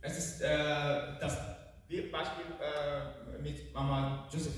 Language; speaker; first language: German; non-native, fluent; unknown